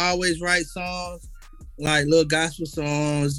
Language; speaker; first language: English; native; English